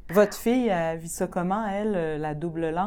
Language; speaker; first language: French; native; French